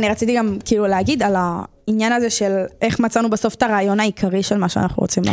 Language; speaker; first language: Hebrew; native; Hebrew